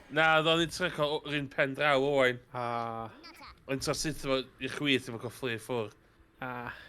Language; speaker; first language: Welsh; native; Welsh